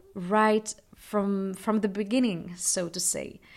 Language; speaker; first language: English; non-native, fluent; Russian